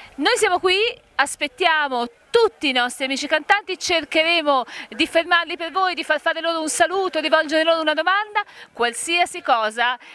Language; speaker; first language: Italian; native; Italian